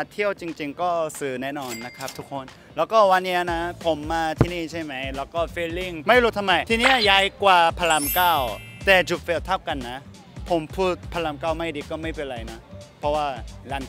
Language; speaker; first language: Thai; non-native, fluent; Korean